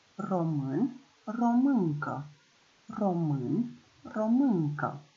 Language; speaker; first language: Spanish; non-native, fluent; Romanian